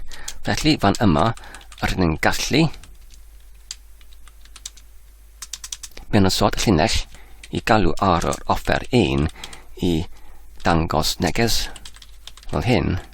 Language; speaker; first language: Welsh; non-native, learner; English